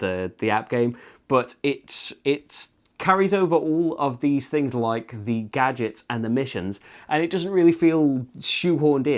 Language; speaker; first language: English; native; English